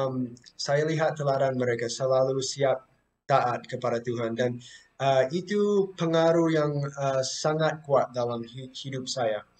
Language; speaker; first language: Indonesian; non-native, fluent; English